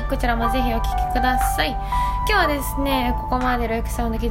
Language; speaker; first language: Japanese; native; Japanese